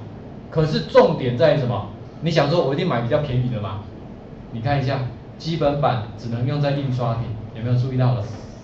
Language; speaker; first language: Chinese; native; Chinese